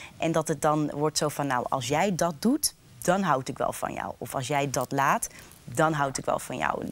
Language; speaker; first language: Dutch; native; Dutch